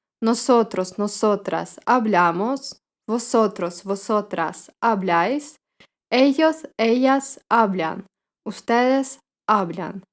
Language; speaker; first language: Spanish; non-native, fluent; Ukrainian